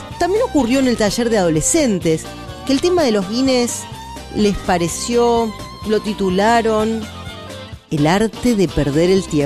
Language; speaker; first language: Spanish; native; Spanish